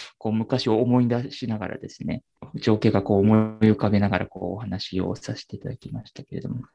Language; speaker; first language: Japanese; native; Japanese